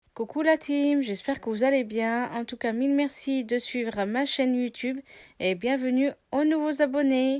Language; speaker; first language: French; native; French